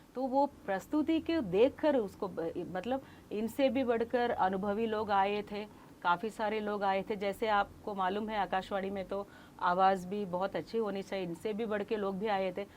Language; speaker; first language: Hindi; non-native, local second language; Kannada